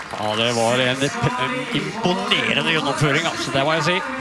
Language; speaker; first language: Norwegian; native; Norwegian